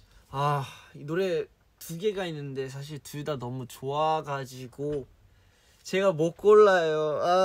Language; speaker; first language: Korean; early bilingual, heritage; Korean